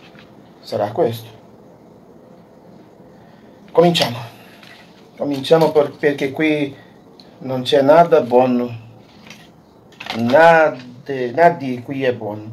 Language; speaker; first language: Italian; non-native, learner; Portuguese